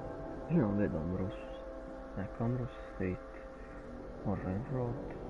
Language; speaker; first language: Italian; native; Italian